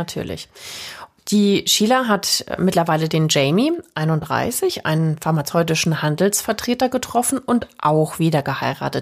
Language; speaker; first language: German; native; German